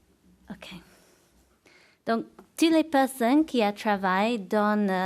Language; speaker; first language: French; non-native, fluent; English